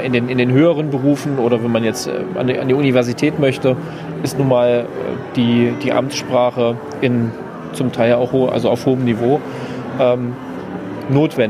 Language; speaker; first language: German; native; German